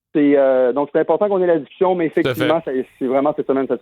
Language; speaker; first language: French; native; French